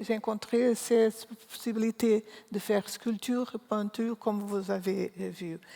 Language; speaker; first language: French; non-native, learner; Portuguese